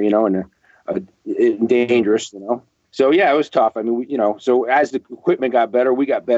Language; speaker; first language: English; native; English